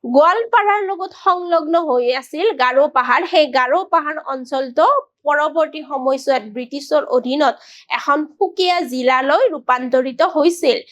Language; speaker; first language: Assamese; native; Assamese